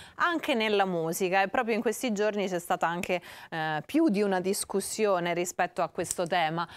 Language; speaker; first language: Italian; native; Italian